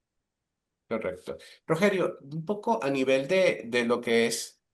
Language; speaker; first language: Spanish; native; Spanish